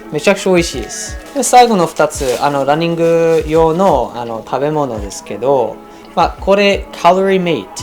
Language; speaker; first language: Japanese; non-native, fluent; English